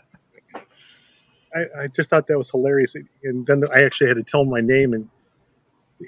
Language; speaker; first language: English; native; English